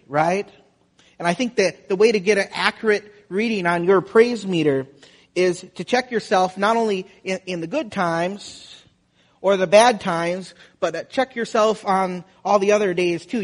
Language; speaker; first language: English; native; English